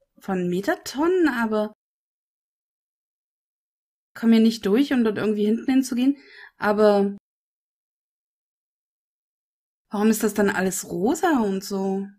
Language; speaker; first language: German; native; German